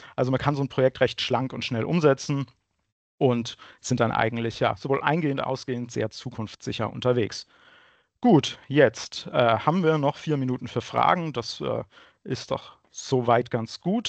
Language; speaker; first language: German; native; German